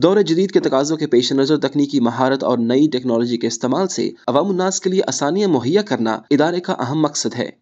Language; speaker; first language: Urdu; native; Urdu